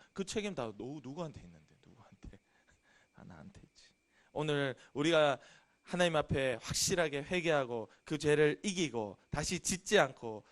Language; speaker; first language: Korean; native; Korean